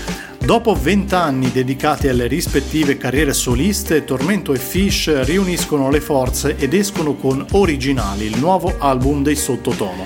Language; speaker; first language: Italian; native; Italian